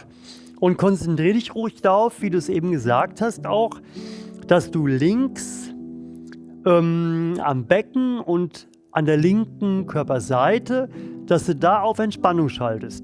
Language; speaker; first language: German; native; German